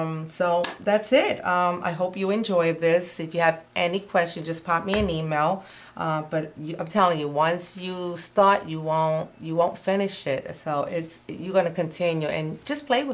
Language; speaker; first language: English; non-native, fluent; Spanish